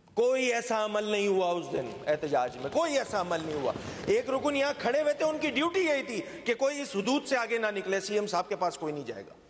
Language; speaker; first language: Urdu; native; Urdu